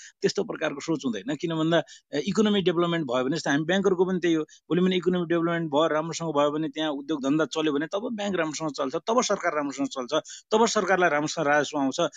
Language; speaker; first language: Nepali; native; Nepali